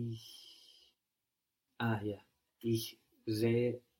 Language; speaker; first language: German; non-native, learner; English